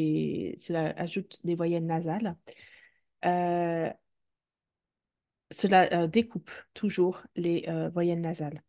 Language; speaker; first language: French; native; French